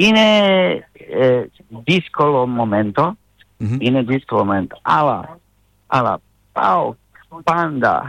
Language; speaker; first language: Greek; non-native, learner; Serbian